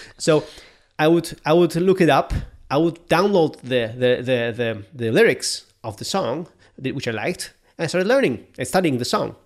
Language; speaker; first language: English; non-native, fluent; Polish